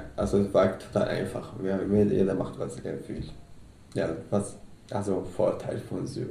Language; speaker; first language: German; non-native, learner; Arabic